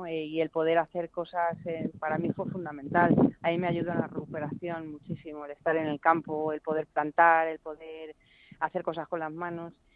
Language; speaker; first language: Spanish; native; Spanish